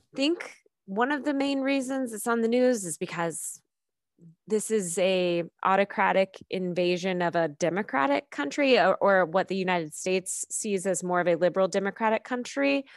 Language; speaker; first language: English; native; English